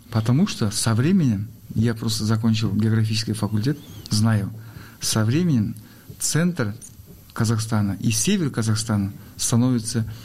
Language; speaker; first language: Russian; non-native, local second language; Kazakh